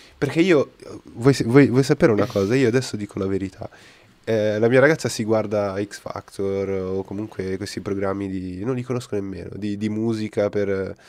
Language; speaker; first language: Italian; non-native, fluent; Portuguese